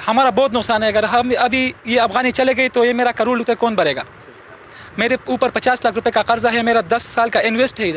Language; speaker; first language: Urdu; non-native, fluent; Pashto